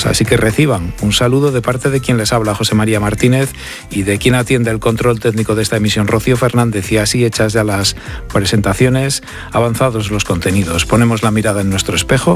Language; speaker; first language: Spanish; native; Spanish